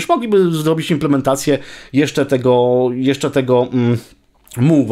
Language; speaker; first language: Polish; native; Polish